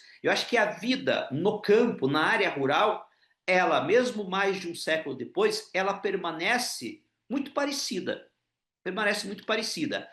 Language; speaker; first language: Portuguese; non-native, local second language; Ukrainian